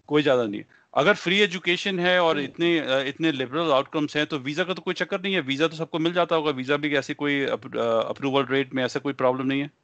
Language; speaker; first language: Hindi; early bilingual, heritage; Punjabi